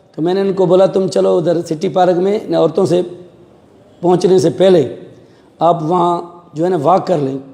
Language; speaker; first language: Urdu; non-native, local second language; Sindhi